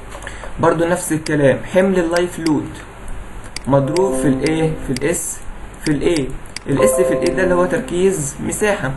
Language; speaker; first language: Arabic; native; Arabic